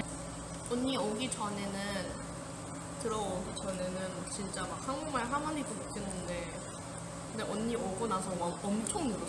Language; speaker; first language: Korean; non-native, fluent; Thai